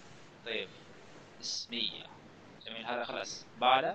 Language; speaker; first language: Arabic; non-native, learner; Bangla